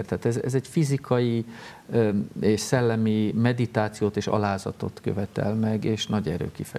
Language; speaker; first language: Hungarian; native; Hungarian